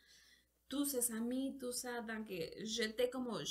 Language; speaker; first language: French; non-native, learner; Spanish